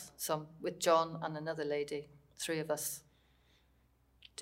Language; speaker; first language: English; native; English